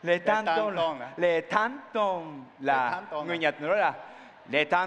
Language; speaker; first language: Vietnamese; non-native, learner; Japanese